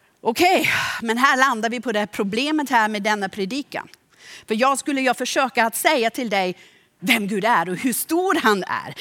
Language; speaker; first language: Swedish; non-native, fluent; German